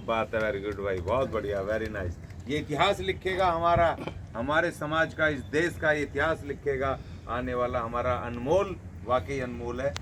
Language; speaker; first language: Hindi; native; Hindi